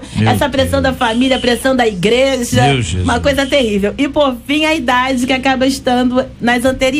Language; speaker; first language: Portuguese; native; Portuguese